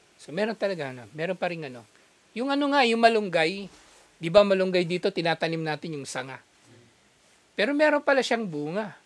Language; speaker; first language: Filipino; native; Filipino